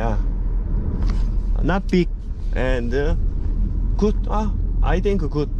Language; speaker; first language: English; non-native, learner; Korean